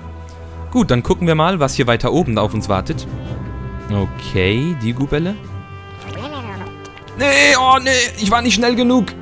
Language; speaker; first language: German; native; German